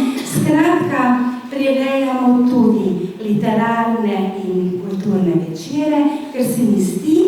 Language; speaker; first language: Slovenian; native; Slovenian